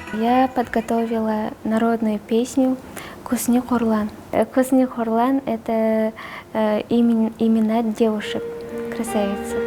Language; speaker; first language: Russian; non-native, local second language; Kazakh